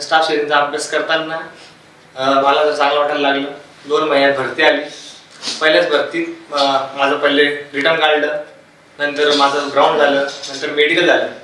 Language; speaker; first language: Marathi; non-native, local second language; Hindi